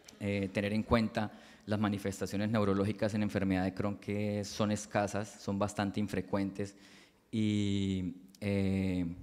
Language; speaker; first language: Spanish; native; Spanish